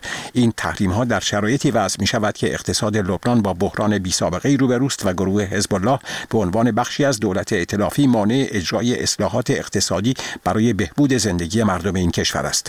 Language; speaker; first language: Persian; native; Persian